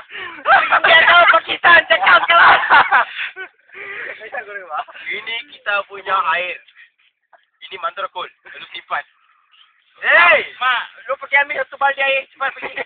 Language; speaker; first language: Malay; non-native, local second language; Tamil